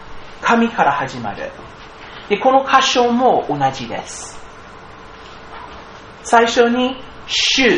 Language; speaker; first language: Japanese; non-native, fluent; English